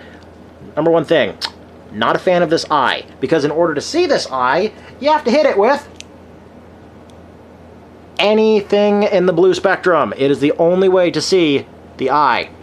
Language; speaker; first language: English; native; English